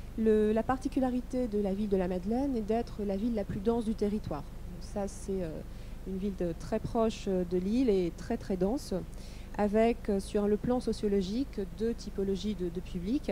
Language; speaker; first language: French; native; French